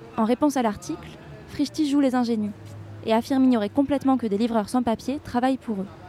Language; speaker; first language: French; native; French